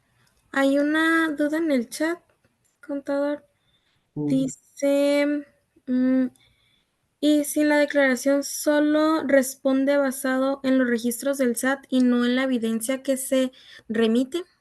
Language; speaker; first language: Spanish; native; Spanish